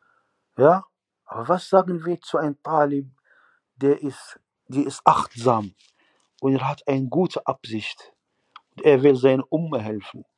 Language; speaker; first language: German; non-native, fluent; Arabic